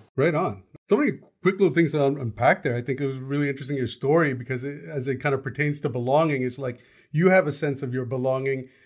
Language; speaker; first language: English; native; English